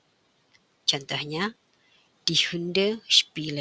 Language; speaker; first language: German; non-native, fluent; Indonesian